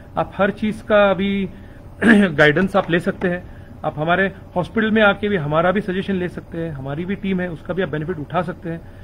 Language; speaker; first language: Hindi; non-native, local second language; Marathi